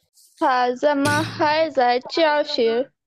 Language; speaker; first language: Chinese; non-native, learner; Urdu